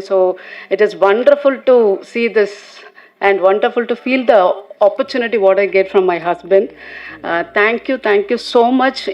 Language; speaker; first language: Tamil; native; Tamil